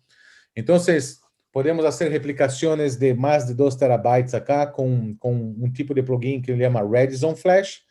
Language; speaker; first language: Portuguese; non-native, fluent; Spanish